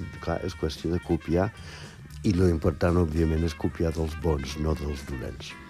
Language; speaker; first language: Catalan; non-native, fluent; English